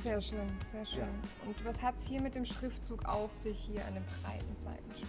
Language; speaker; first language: German; native; German